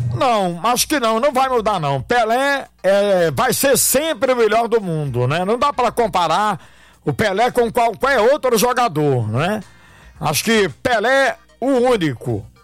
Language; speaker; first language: Portuguese; native; Portuguese